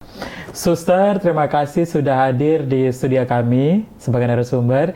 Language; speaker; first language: Indonesian; non-native, fluent; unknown